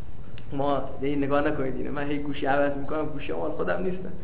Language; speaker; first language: Persian; native; Persian